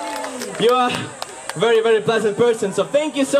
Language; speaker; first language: English; non-native, learner; Ukrainian